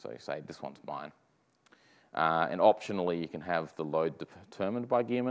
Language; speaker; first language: English; native; English